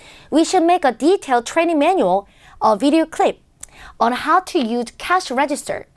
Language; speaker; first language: English; non-native, fluent; Korean